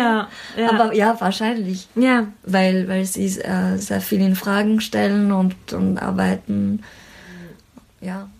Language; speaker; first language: German; non-native, fluent; French